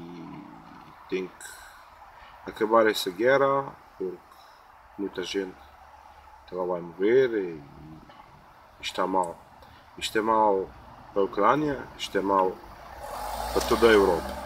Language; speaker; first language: Portuguese; non-native, learner; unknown